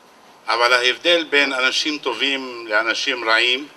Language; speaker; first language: Hebrew; non-native, local second language; Arabic